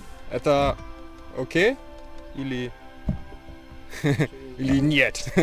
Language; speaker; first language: Russian; non-native, learner; German